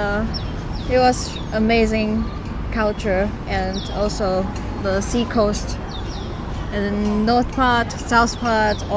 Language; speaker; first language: English; non-native, fluent; Chinese